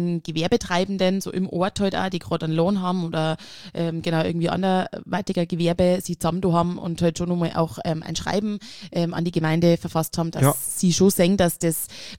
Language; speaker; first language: German; native; German